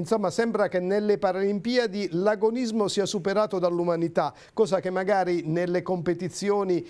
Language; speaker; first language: Italian; native; Italian